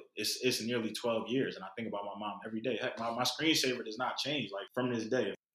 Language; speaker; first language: English; native; English